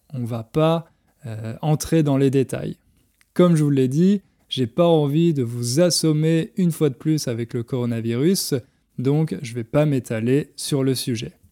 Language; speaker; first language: French; native; French